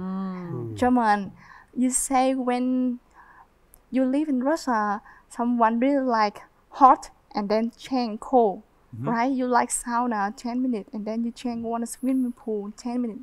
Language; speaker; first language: English; non-native, learner; Vietnamese